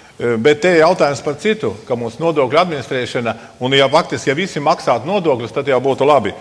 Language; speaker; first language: Latvian; native; Latvian